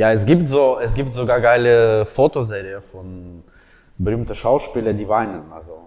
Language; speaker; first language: German; non-native, fluent; Russian